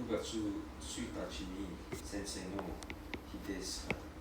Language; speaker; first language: Japanese; non-native, learner; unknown